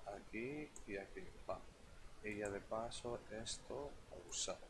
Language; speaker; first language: Spanish; non-native, local second language; Catalan